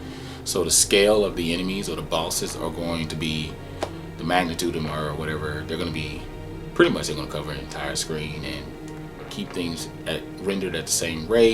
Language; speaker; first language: English; native; English